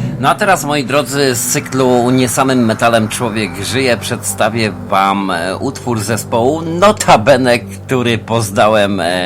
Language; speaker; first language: Polish; native; Polish